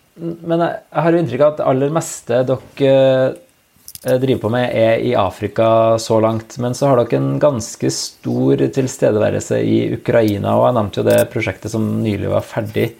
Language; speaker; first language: Norwegian; native; Norwegian